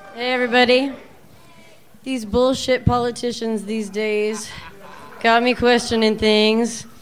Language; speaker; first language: English; native; English